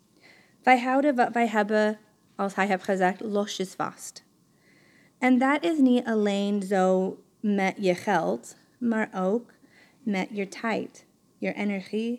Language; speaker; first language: Dutch; non-native, fluent; English